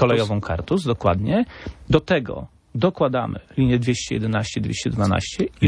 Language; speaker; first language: Polish; native; Polish